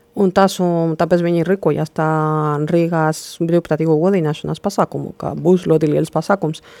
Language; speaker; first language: Latvian; non-native, fluent; Spanish